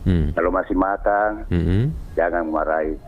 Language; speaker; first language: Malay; non-native, local second language; Buginese